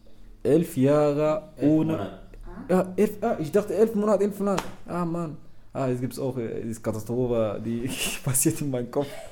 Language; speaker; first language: German; non-native, learner; Arabic